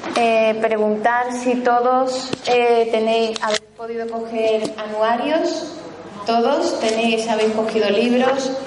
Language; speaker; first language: Spanish; native; Spanish